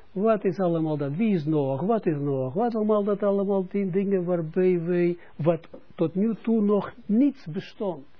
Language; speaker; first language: Dutch; non-native, fluent; Russian